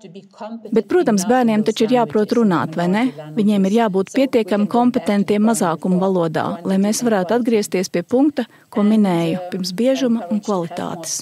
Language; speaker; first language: Latvian; native; Latvian